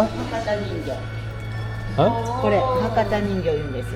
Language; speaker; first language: Japanese; native; Japanese